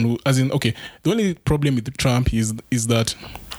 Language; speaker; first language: English; non-native, local second language; Luo (Kenya and Tanzania)